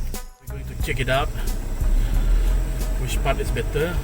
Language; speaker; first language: English; non-native, local second language; Malay